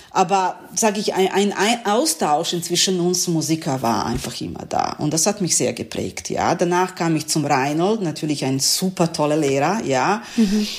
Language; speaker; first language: German; non-native, learner; Serbian